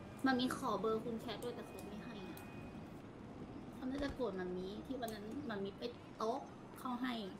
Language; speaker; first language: Thai; native; Thai